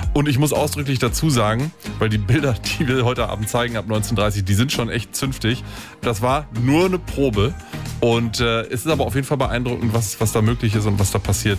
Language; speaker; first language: German; native; German